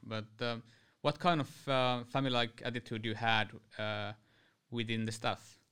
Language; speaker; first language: English; non-native, fluent; Finnish